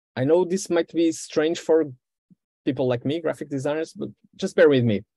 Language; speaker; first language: English; non-native, fluent; Portuguese